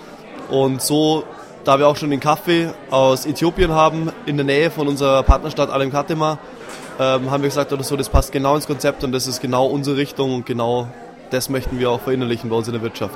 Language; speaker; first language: German; native; German